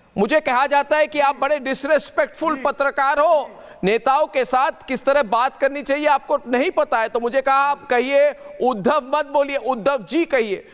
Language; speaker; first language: Hindi; non-native, local second language; Assamese